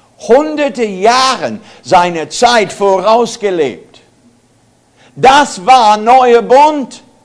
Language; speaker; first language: German; non-native, fluent; English